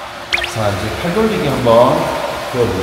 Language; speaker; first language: Korean; native; Korean